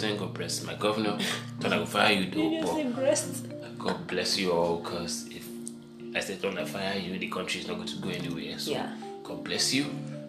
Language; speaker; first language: English; non-native, local second language; Yoruba